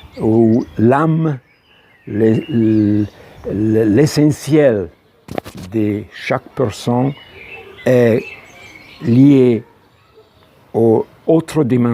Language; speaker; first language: French; non-native, fluent; Italian